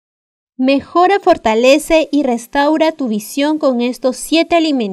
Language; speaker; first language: Spanish; native; Spanish